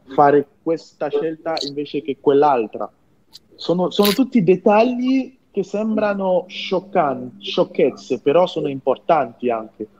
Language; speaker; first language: Italian; non-native, fluent; French